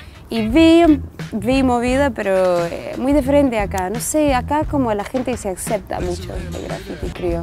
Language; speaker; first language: Spanish; non-native, fluent; English